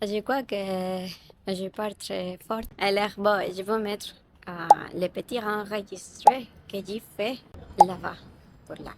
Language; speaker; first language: French; non-native, learner; Spanish